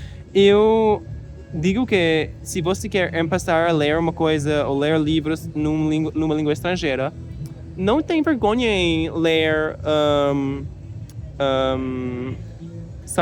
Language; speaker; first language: Portuguese; non-native, learner; English